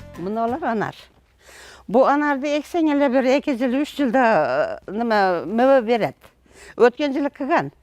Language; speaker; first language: Kyrgyz; non-native, local second language; Uzbek